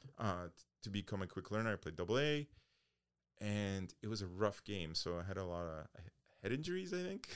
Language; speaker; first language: English; early bilingual, other home language; Polish